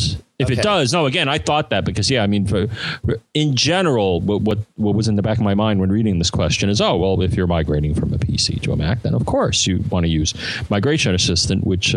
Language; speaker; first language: English; native; English